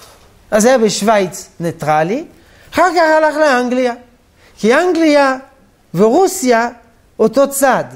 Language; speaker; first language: Hebrew; non-native, fluent; French